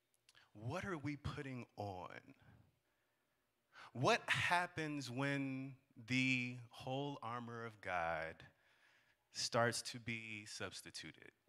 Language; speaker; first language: English; native; English